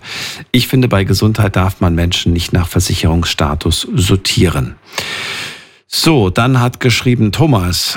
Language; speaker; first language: German; native; German